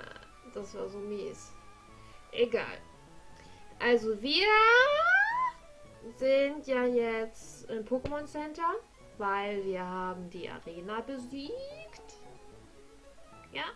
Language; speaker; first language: German; native; German